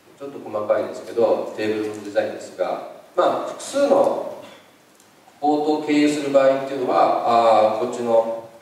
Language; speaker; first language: Japanese; native; Japanese